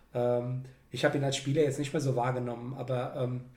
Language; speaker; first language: German; native; German